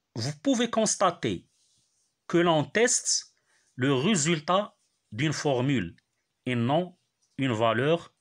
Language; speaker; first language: French; non-native, local second language; Arabic